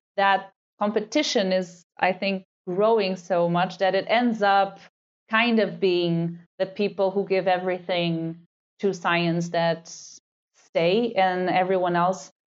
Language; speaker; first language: English; non-native, fluent; Portuguese